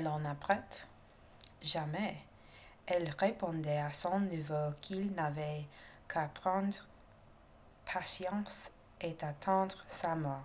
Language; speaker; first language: French; non-native, learner; English